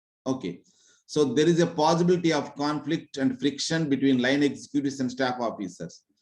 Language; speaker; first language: English; non-native, local second language; Telugu